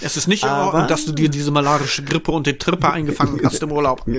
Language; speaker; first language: German; native; German